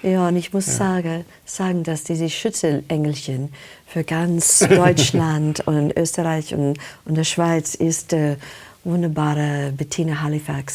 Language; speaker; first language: German; non-native, fluent; English